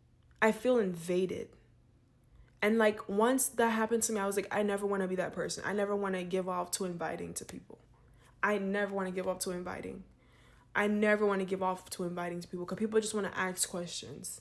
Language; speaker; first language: English; native; English